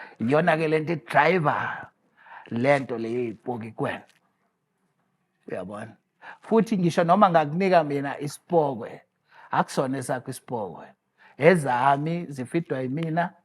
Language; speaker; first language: Zulu; native; Zulu